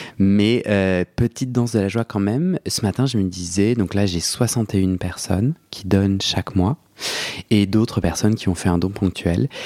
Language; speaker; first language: French; native; French